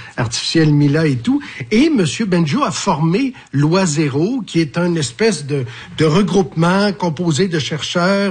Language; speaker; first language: French; native; French